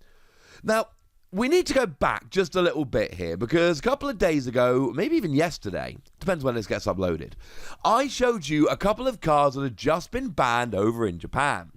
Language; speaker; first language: English; native; English